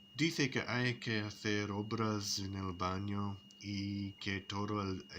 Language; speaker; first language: Spanish; non-native, learner; English